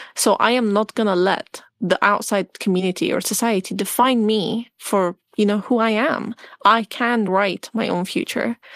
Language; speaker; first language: English; non-native, fluent; Arabic